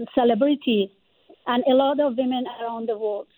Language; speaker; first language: English; non-native, fluent; Persian